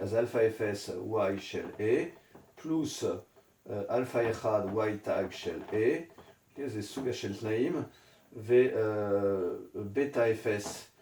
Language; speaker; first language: Hebrew; non-native, fluent; French